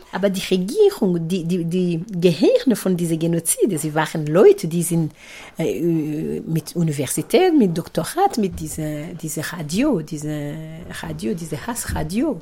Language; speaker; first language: German; non-native, fluent; Kinyarwanda